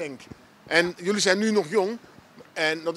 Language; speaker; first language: Dutch; native; Dutch